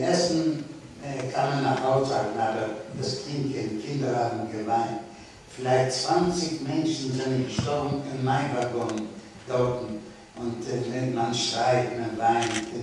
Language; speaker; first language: German; non-native, learner; Yiddish